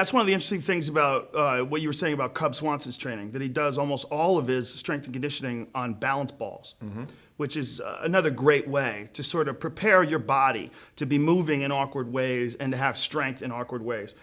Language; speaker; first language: English; native; English